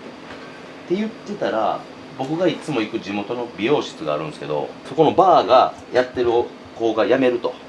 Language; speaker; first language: Japanese; native; Japanese